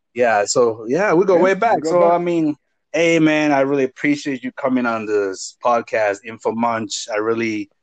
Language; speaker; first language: English; non-native, local second language; Igbo